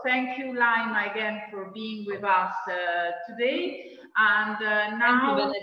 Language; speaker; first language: English; non-native, fluent; Italian